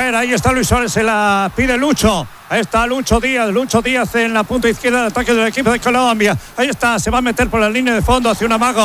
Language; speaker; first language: Spanish; native; Spanish